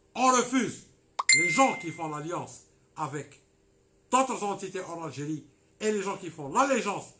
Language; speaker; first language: French; non-native, local second language; Arabic